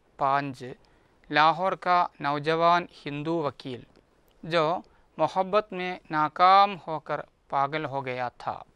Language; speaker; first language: Hindi; non-native, local second language; Malayalam